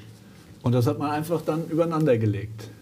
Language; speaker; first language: German; native; German